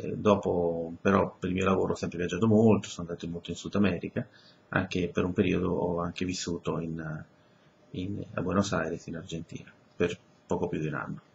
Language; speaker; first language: Italian; early bilingual, other home language; Spanish